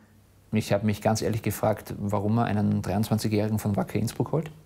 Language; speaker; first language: German; native; German